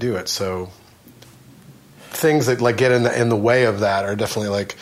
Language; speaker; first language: English; native; English